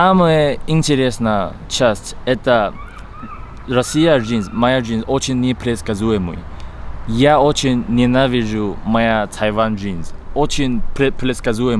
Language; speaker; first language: Russian; non-native, learner; Chinese